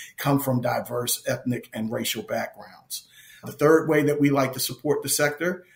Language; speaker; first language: English; native; English